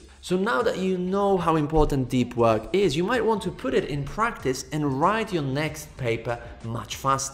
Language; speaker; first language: English; non-native, fluent; Polish